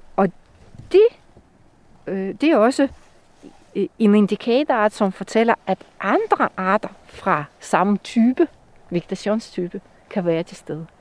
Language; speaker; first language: Danish; non-native, fluent; Russian